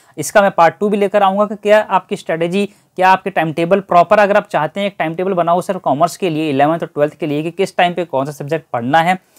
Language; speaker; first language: Hindi; native; Hindi